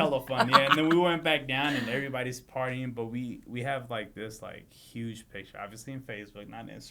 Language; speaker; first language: English; native; English